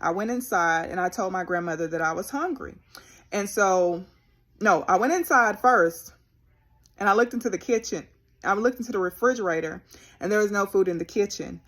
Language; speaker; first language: English; native; English